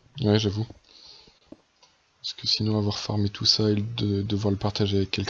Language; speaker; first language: French; native; French